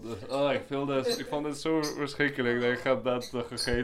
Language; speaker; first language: Dutch; non-native, learner; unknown